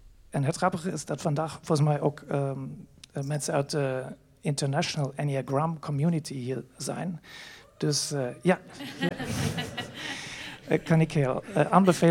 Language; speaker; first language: Dutch; non-native, fluent; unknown